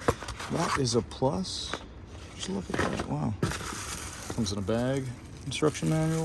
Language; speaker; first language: English; native; English